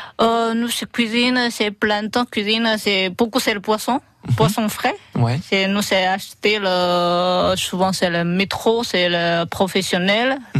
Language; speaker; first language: French; non-native, learner; Chinese